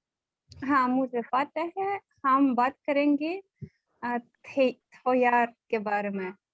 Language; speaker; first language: Hindi; non-native, learner; Russian